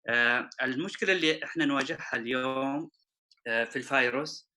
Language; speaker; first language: Arabic; native; Arabic